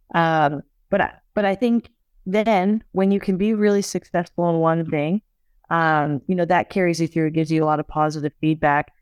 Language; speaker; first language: English; native; English